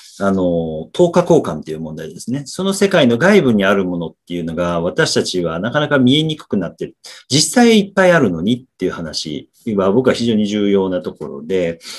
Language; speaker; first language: Japanese; native; Japanese